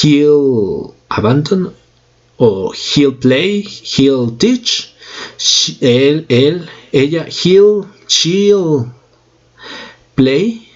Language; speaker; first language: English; non-native, fluent; Spanish